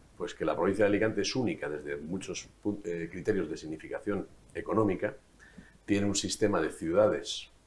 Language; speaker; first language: Spanish; native; Spanish